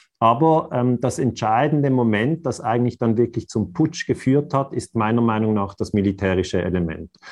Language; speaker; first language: German; native; German